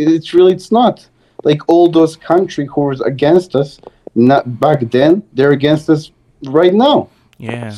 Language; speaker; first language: English; non-native, fluent; Serbian